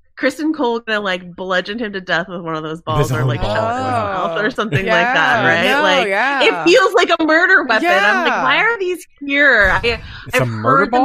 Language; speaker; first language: English; native; English